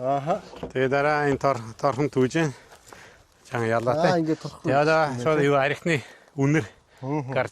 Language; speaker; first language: Mongolian; non-native, fluent; Hungarian